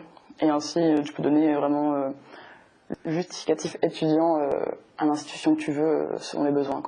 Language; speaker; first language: French; native; French